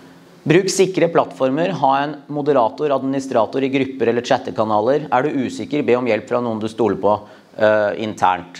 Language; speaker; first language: Norwegian; native; Norwegian